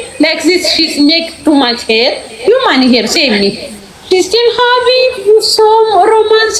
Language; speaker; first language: English; non-native, learner; Amharic